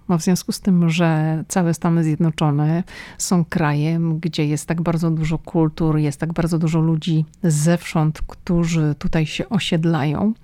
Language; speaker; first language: Polish; native; Polish